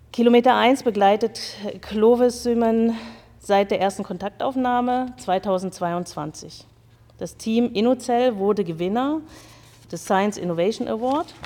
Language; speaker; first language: German; native; German